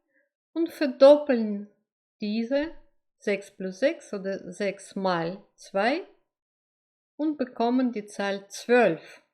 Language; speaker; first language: German; non-native, fluent; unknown